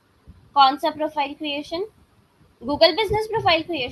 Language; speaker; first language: Hindi; native; Hindi